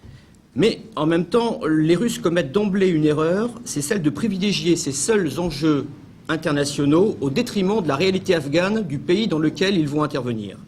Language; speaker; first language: French; native; French